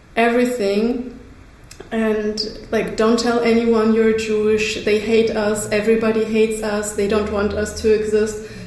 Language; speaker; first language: English; early bilingual, other home language; Russian